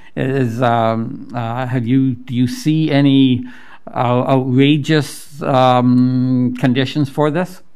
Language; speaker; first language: English; native; English